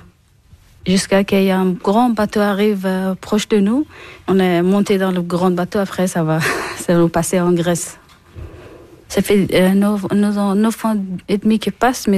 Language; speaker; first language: French; non-native, learner; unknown